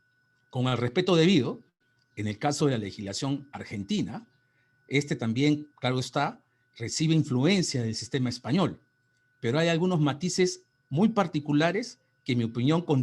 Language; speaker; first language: Spanish; native; Spanish